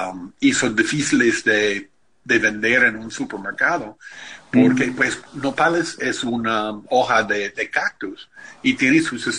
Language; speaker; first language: Spanish; non-native, fluent; English